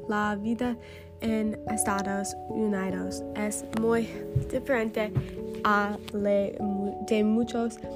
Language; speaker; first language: Spanish; non-native, learner; English